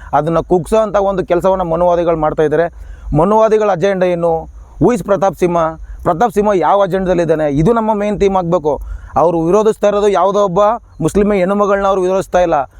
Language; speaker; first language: Kannada; native; Kannada